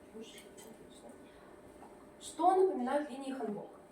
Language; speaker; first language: Russian; native; Russian